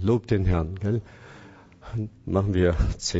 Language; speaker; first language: German; non-native, fluent; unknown